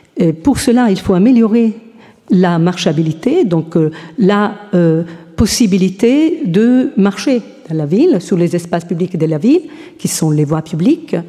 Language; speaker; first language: French; non-native, fluent; Italian